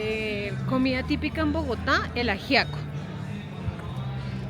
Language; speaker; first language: Spanish; native; Spanish